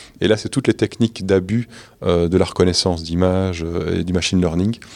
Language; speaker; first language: French; native; French